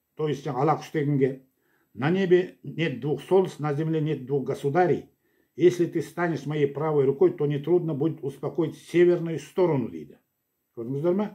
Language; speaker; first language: Russian; non-native, local second language; Kazakh